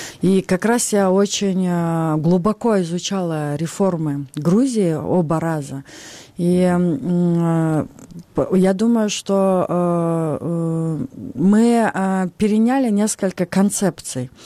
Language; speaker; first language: Russian; non-native, local second language; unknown